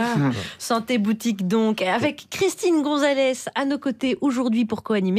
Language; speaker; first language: French; native; French